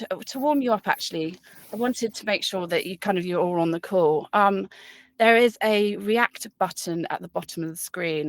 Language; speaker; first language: English; native; English